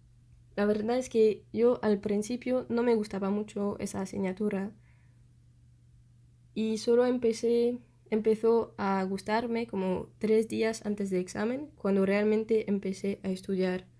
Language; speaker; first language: Spanish; non-native, fluent; French